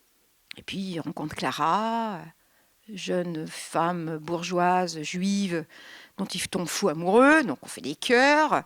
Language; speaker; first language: French; native; French